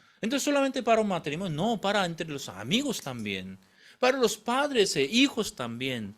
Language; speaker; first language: Spanish; non-native, fluent; Korean